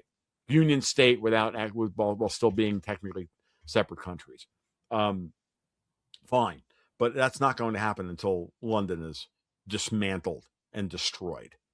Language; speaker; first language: English; native; English